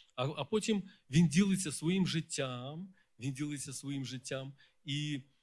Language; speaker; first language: Ukrainian; non-native, local second language; Russian